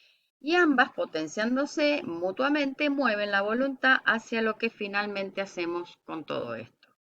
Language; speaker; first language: Spanish; native; Spanish